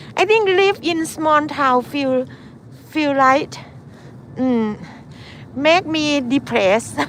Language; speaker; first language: English; non-native, learner; Thai